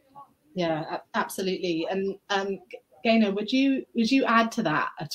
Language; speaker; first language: English; native; English